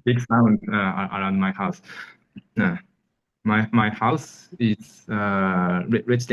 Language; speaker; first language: English; non-native, learner; Japanese